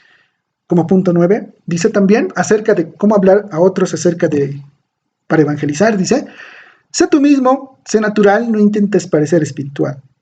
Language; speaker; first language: Spanish; native; Spanish